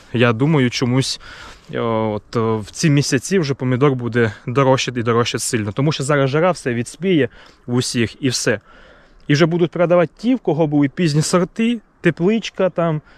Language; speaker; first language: Ukrainian; native; Ukrainian